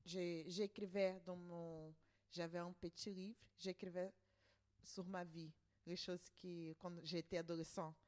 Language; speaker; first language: French; non-native, learner; Portuguese